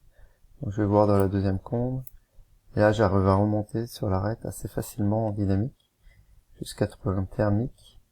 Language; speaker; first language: French; native; French